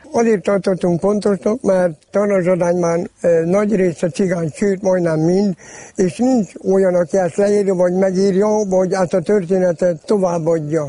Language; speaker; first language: Hungarian; native; Hungarian